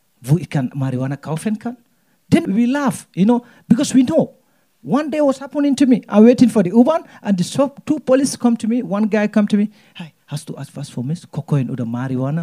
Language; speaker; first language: English; non-native, local second language; Wolof